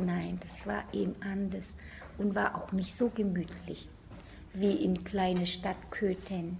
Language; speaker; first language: German; non-native, fluent; Vietnamese